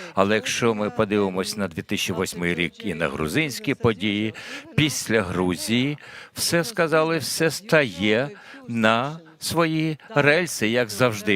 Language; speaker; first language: Ukrainian; non-native, fluent; Latvian